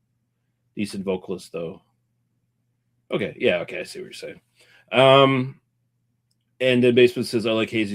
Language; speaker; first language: English; native; English